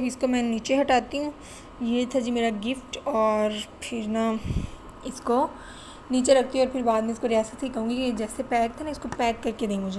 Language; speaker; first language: Urdu; non-native, local second language; Punjabi